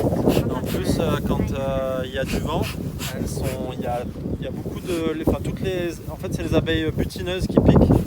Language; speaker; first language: French; native; French